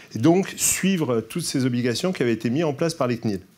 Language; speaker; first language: French; native; French